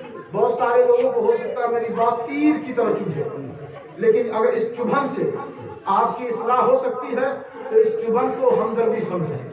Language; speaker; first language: Urdu; native; Urdu